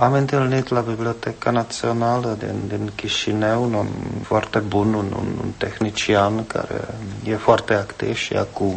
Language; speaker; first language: Romanian; non-native, fluent; Czech